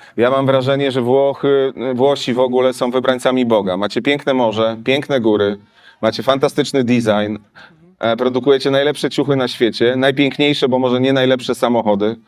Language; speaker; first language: Polish; native; Polish